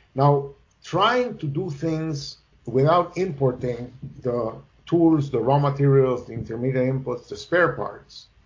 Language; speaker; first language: English; non-native, fluent; Spanish